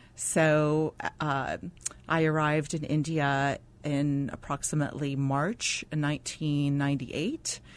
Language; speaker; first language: English; non-native, fluent; Arabic